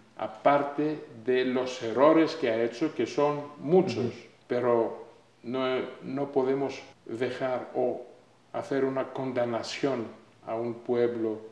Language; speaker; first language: Spanish; non-native, fluent; Greek